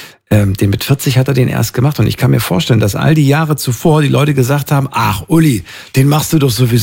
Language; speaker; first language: German; native; German